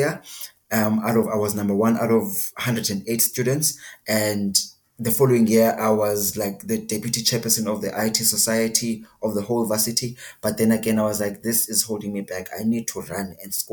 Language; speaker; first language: English; non-native, local second language; Xhosa